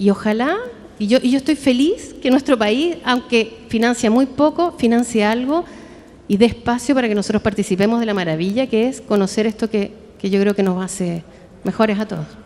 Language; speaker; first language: Spanish; native; Spanish